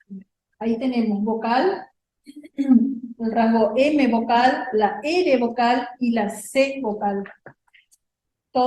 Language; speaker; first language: Spanish; native; Spanish